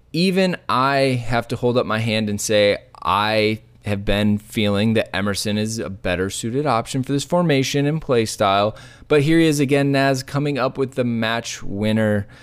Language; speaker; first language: English; native; English